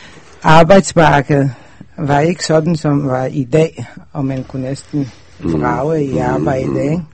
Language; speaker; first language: Danish; non-native, fluent; Polish